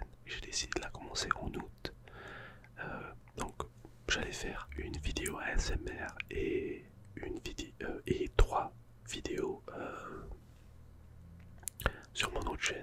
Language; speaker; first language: French; non-native, fluent; English